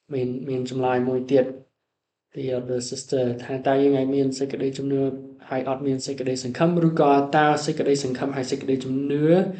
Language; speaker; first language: Khmer; non-native, learner; English